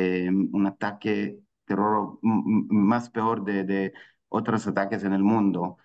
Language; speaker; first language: Spanish; non-native, fluent; Hebrew